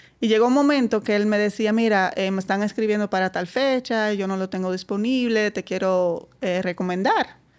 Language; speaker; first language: Spanish; non-native, fluent; Dutch